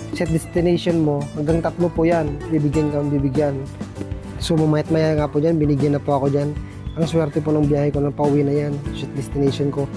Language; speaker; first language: Filipino; non-native, local second language; Aklanon